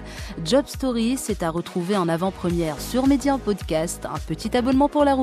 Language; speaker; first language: French; native; French